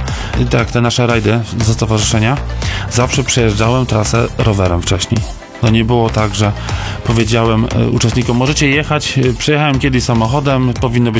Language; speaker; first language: Polish; native; Polish